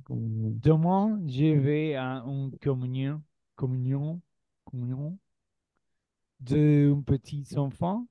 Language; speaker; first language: French; non-native, learner; Spanish